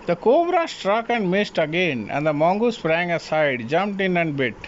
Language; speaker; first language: English; non-native, local second language; Hindi